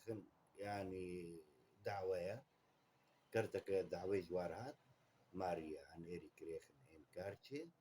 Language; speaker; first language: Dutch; non-native, learner; Kurdish